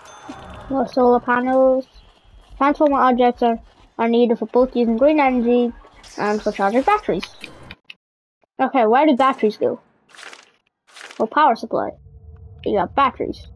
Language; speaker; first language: English; native; English